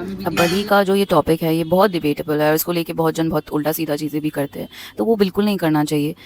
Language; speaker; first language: Hindi; non-native, local second language; Bangla